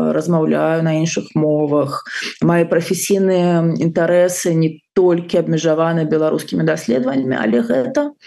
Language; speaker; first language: Belarusian; non-native, local second language; Russian